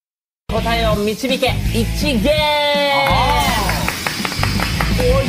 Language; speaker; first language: Japanese; native; Japanese